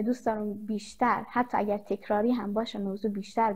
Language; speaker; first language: Persian; native; Persian